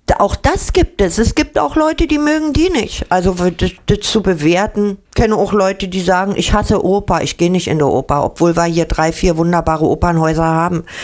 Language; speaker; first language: German; native; German